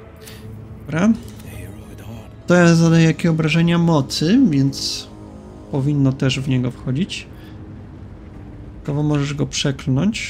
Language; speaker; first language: Polish; native; Polish